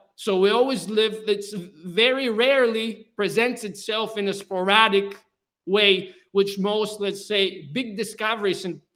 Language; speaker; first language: English; non-native, fluent; Bulgarian